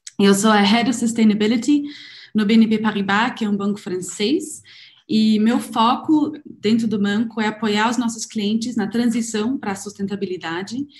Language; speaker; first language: Portuguese; non-native, fluent; German